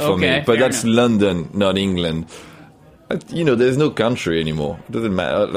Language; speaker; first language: English; non-native, fluent; French